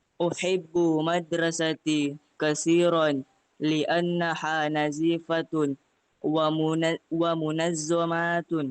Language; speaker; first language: Arabic; non-native, learner; Indonesian